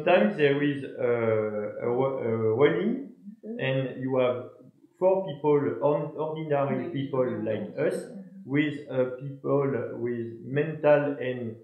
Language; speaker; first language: English; non-native, learner; French